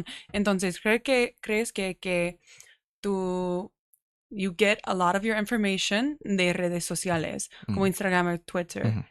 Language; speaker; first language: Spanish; non-native, learner; English